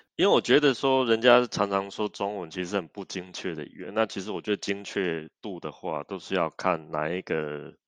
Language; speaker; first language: Chinese; native; Chinese